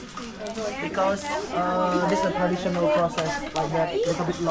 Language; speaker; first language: English; non-native, learner; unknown